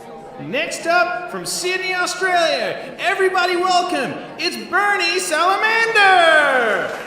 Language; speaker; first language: English; native; English